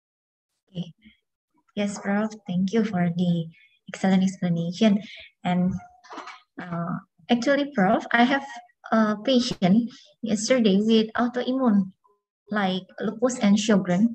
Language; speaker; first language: English; non-native, fluent; Indonesian